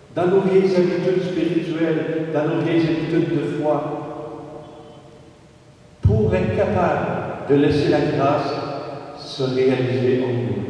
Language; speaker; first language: French; native; French